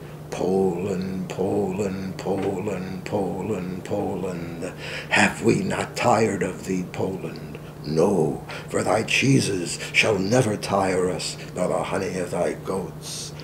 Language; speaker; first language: English; native; English